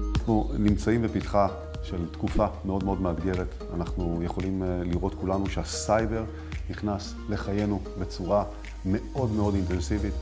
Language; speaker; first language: Hebrew; native; Hebrew